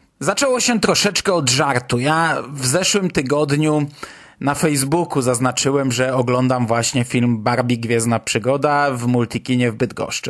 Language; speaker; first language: Polish; native; Polish